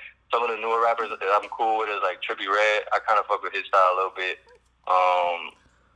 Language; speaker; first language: English; native; English